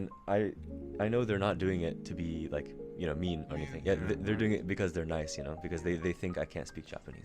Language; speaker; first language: English; early bilingual, other home language; Japanese